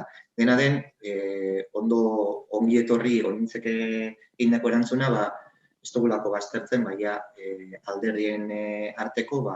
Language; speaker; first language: Basque; native; Basque